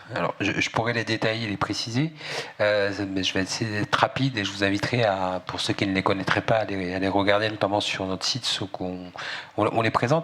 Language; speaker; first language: French; native; French